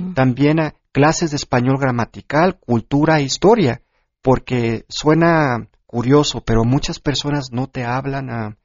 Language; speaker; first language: Spanish; early bilingual, heritage; Spanish